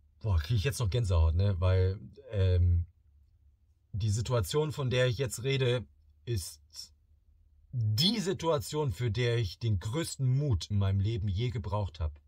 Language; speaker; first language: German; early bilingual, other home language; Bosnian